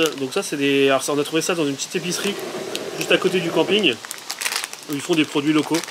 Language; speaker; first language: French; native; French